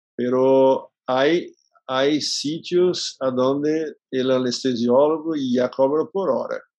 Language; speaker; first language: Spanish; non-native, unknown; Portuguese